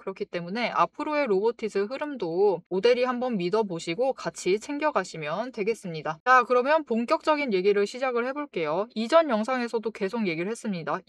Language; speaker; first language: Korean; native; Korean